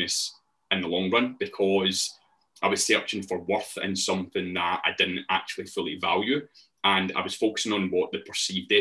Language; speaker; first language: English; native; English